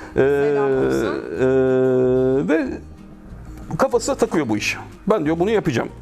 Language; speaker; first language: Turkish; native; Turkish